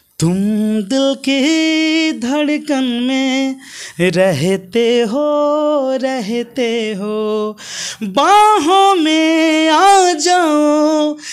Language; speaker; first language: Hindi; non-native, local second language; Bhojpuri